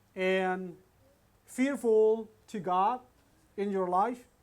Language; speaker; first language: English; non-native, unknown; Burmese